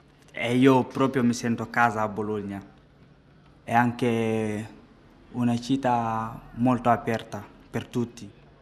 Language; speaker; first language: Italian; non-native, learner; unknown